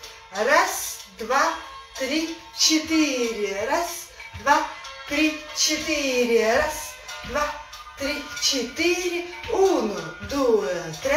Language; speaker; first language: Italian; non-native, learner; Russian